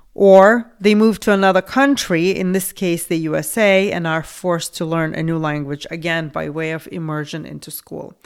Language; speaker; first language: English; non-native, fluent; Lithuanian